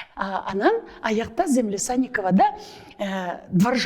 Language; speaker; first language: Russian; non-native, local second language; Kyrgyz